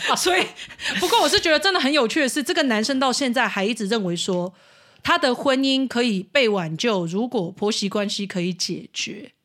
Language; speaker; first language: Chinese; native; Chinese